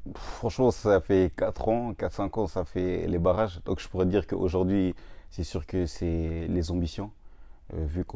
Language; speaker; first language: French; native; French